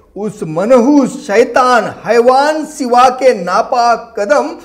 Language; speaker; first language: Hindi; non-native, local second language; Marathi